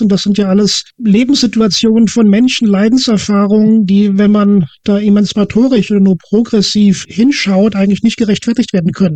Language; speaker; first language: German; native; German